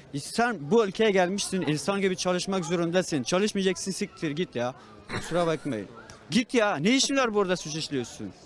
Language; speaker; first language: Turkish; non-native, fluent; Persian